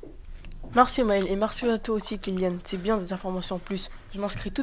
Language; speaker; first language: French; native; French